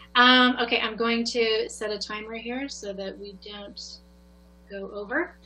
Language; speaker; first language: English; native; English